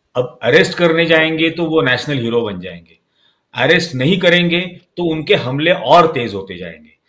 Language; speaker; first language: Hindi; non-native, local second language; Marathi